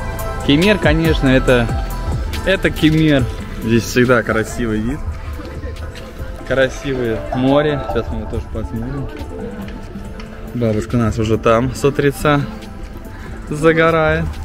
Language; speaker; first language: Russian; native; Russian